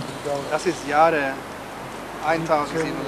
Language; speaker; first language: German; non-native, learner; Swedish